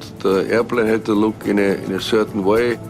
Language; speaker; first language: English; non-native, fluent; German